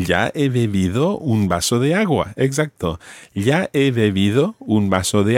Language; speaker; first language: Spanish; non-native, fluent; English